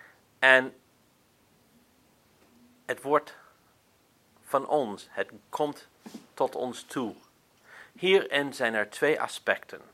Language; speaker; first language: Dutch; non-native, fluent; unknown